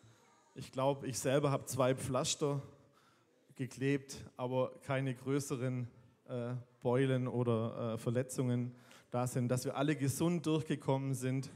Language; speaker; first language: German; native; German